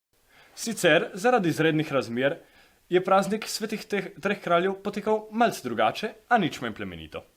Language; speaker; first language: Slovenian; native; Slovenian